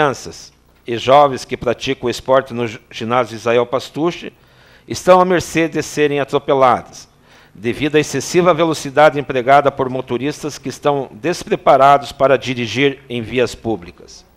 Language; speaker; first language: Portuguese; native; Portuguese